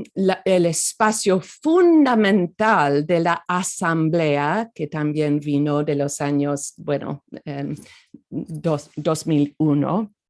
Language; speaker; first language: Spanish; non-native, fluent; English